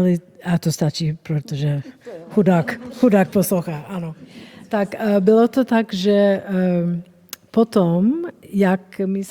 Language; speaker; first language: Czech; non-native, fluent; German